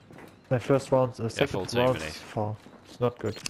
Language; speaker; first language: English; non-native, learner; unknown